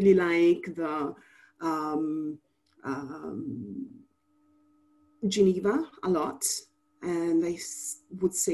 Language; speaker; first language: English; non-native, fluent; Italian